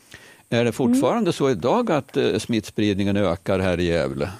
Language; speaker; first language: Swedish; native; Swedish